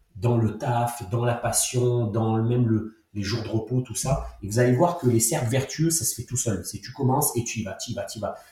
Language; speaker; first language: French; native; French